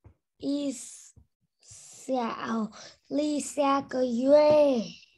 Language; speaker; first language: Chinese; non-native, learner; Vietnamese